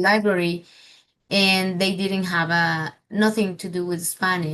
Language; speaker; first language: English; non-native, fluent; Spanish